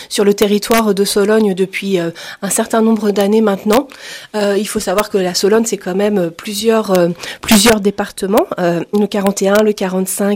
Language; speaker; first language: French; native; French